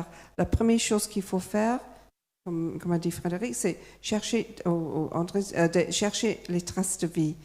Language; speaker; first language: French; non-native, fluent; English